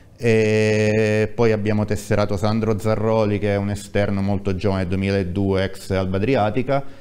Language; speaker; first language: Italian; native; Italian